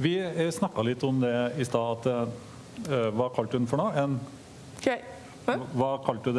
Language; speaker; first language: Norwegian; native; Norwegian